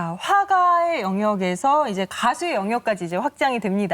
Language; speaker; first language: Korean; native; Korean